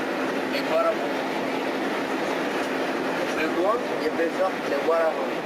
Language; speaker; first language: French; non-native, fluent; Spanish